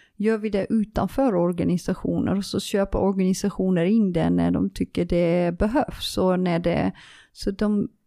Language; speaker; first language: Swedish; non-native, fluent; Dutch